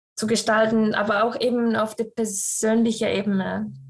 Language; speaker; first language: German; non-native, fluent; English